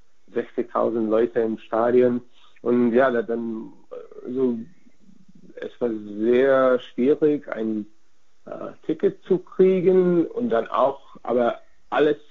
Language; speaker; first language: German; non-native, fluent; Hungarian